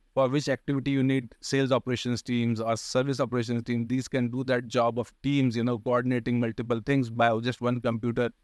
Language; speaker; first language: English; non-native, local second language; Hindi